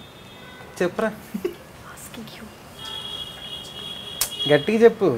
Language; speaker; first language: Telugu; native; Telugu